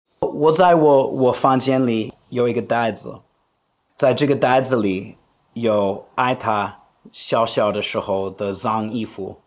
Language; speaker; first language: Chinese; non-native, fluent; English